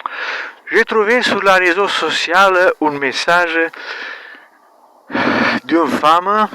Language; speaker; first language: French; non-native, learner; Romanian